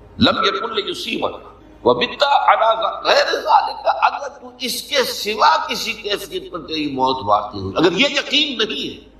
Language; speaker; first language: Urdu; native; Urdu